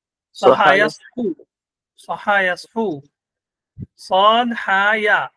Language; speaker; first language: Arabic; non-native, fluent; Bangla